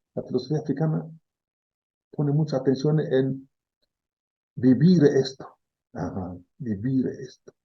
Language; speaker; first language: Spanish; non-native, fluent; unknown